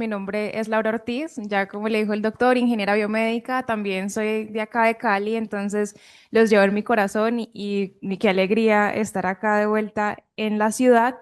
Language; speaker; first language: Spanish; native; Spanish